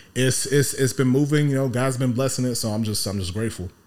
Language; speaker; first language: English; early bilingual, other home language; Yoruba